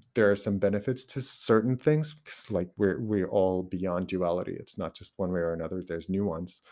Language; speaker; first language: English; non-native, fluent; Portuguese